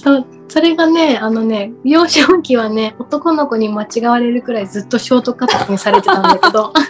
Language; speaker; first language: Japanese; early bilingual, other home language; Portuguese